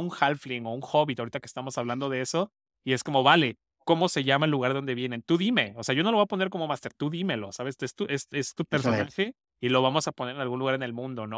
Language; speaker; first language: Spanish; native; Spanish